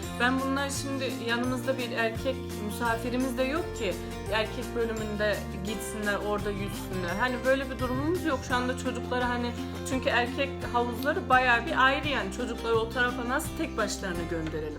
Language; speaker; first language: Turkish; native; Turkish